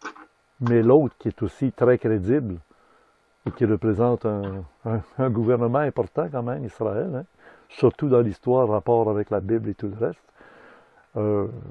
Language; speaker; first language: French; native; French